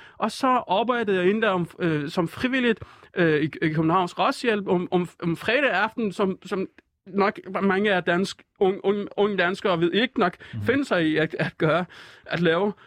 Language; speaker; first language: Danish; non-native, fluent; Persian